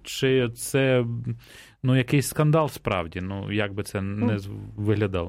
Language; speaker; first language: Ukrainian; native; Ukrainian